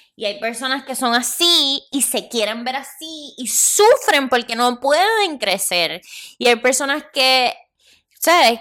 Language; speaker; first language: Spanish; native; Spanish